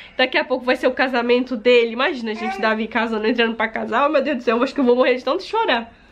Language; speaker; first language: Portuguese; native; Portuguese